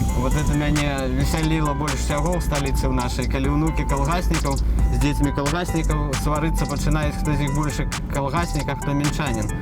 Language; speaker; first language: Belarusian; native; Belarusian